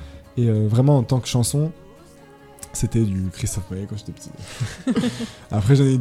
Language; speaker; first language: French; native; French